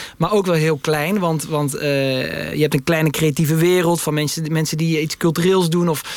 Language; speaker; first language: Dutch; native; Dutch